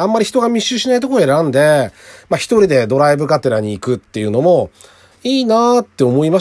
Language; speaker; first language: Japanese; native; Japanese